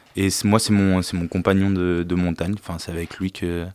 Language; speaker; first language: French; native; French